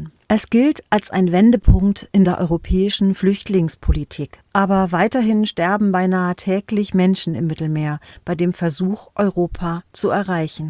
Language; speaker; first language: German; native; German